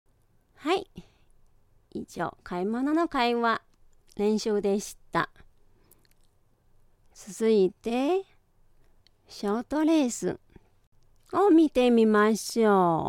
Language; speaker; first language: Japanese; non-native, fluent; Chinese